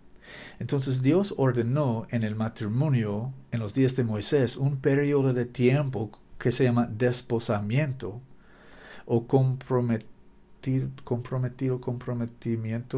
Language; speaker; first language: Spanish; non-native, learner; English